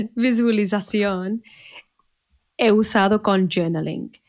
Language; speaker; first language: Spanish; non-native, fluent; English